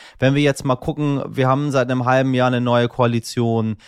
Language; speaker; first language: German; native; German